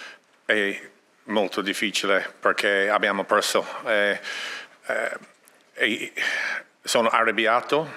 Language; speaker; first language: Italian; non-native, learner; English